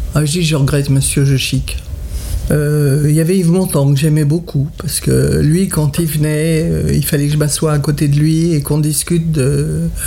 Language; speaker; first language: French; early bilingual, other home language; Italian